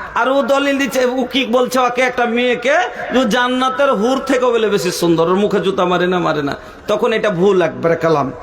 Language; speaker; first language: Bangla; non-native, local second language; Bhojpuri